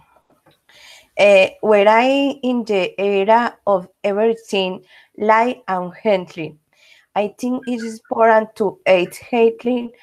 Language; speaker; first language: English; non-native, learner; Spanish